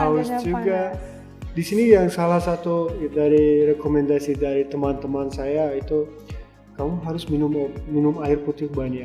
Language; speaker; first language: Indonesian; non-native, fluent; Turkmen